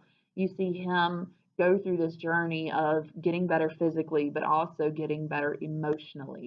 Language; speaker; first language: English; native; English